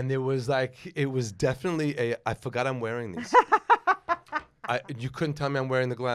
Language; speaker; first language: English; native; English